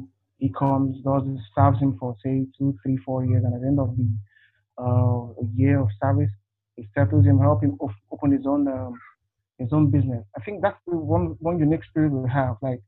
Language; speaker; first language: English; non-native, local second language; Igbo